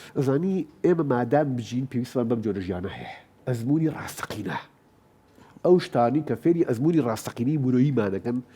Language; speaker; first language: Central Kurdish; non-native, local second language; Gurani